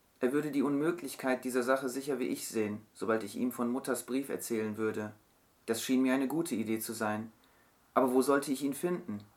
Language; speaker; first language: German; early bilingual, other home language; Turkish